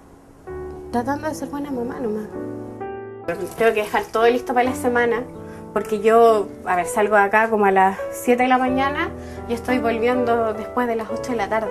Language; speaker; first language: Spanish; native; Spanish